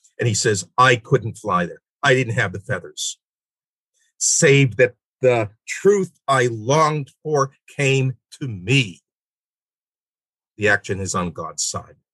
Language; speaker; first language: English; native; English